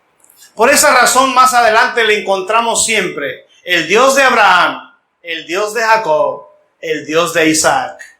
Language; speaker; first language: Spanish; native; Spanish